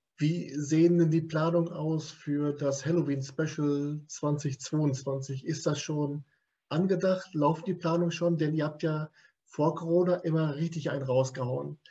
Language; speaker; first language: German; native; German